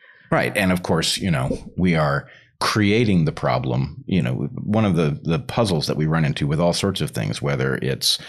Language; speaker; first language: English; native; English